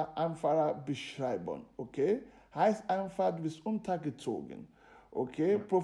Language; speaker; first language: German; non-native, fluent; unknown